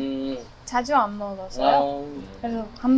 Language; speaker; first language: Korean; non-native, fluent; Uzbek